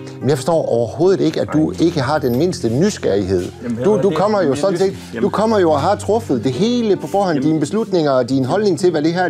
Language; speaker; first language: Danish; native; Danish